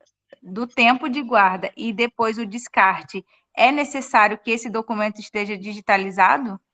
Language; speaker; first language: Portuguese; native; Portuguese